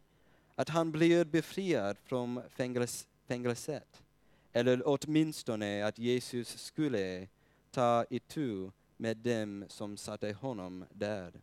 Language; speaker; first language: Swedish; non-native, fluent; English